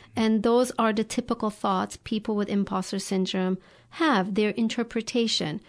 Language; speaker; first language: English; non-native, fluent; Turkish